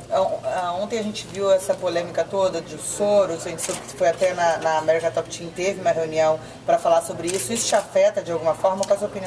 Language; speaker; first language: Portuguese; native; Portuguese